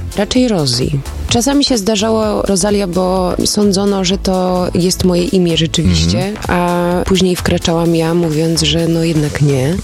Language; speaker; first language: Polish; early bilingual, other home language; German